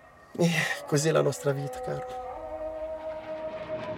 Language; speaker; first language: Italian; non-native, learner; Arabic